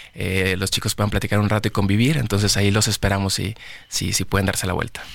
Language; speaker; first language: Spanish; native; Spanish